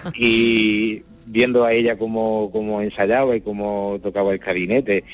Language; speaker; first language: Spanish; native; Spanish